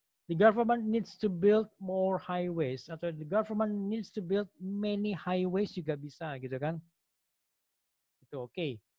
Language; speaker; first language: English; non-native, fluent; Indonesian